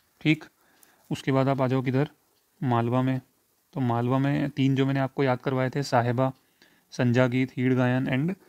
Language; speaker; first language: Hindi; native; Hindi